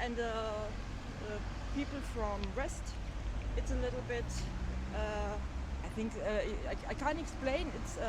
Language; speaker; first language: English; non-native, learner; German